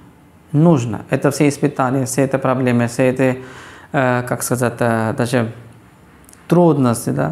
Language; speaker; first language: Russian; non-native, fluent; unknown